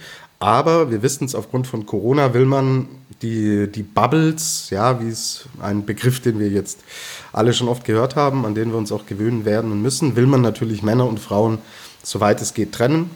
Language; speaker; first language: German; native; German